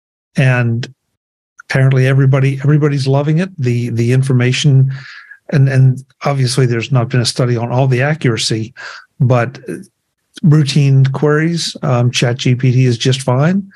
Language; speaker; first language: English; native; English